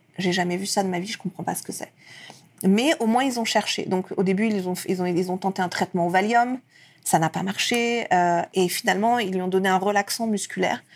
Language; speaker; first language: French; early bilingual, other home language; Persian